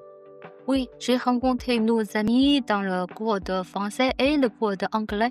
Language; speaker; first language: French; non-native, learner; Chinese